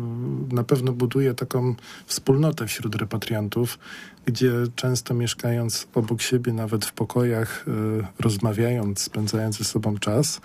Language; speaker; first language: Polish; native; Polish